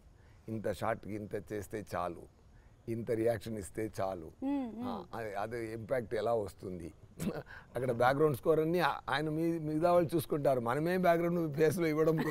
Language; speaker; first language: Telugu; non-native, local second language; Tamil